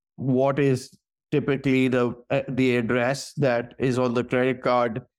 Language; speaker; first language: English; non-native, local second language; Hindi